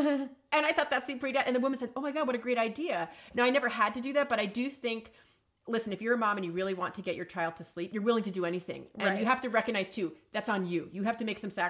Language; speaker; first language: English; native; English